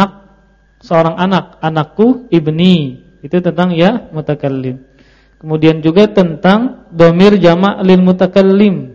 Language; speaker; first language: Indonesian; non-native, local second language; Banjar